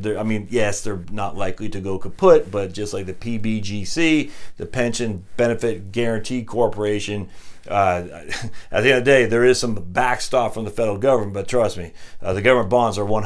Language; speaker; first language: English; native; English